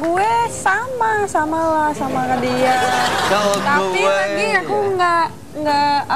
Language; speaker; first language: Indonesian; non-native, learner; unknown